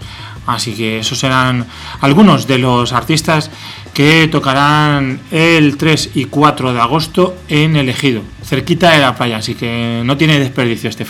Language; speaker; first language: Spanish; native; Spanish